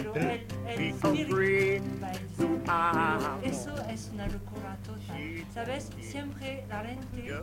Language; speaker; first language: Spanish; non-native, learner; French